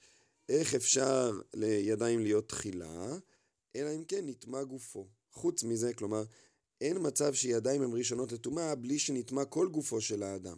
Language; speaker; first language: Hebrew; native; Hebrew